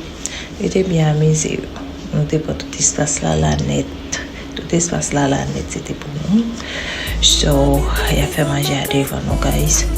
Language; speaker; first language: French; non-native, learner; Haitian Creole